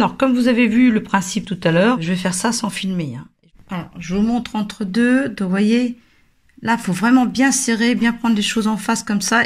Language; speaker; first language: French; native; French